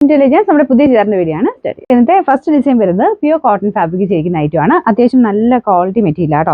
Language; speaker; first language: Malayalam; native; Malayalam